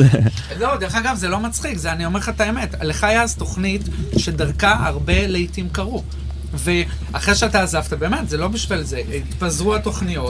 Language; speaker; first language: Hebrew; native; Hebrew